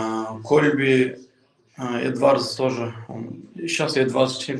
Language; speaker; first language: Russian; non-native, local second language; Kyrgyz